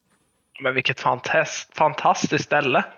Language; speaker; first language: Swedish; native; Swedish